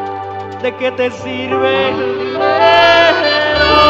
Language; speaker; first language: Spanish; non-native, local second language; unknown